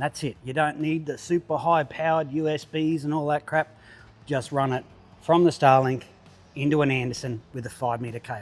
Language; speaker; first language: English; native; English